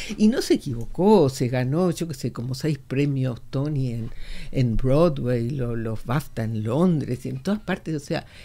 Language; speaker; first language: Spanish; native; Spanish